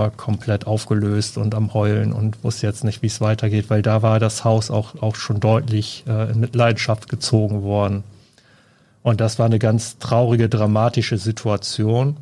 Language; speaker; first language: German; native; German